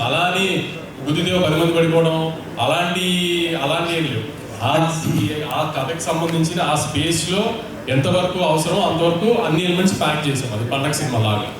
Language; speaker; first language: Telugu; native; Telugu